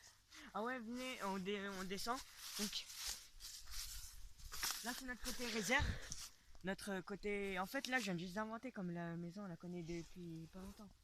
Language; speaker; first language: French; native; French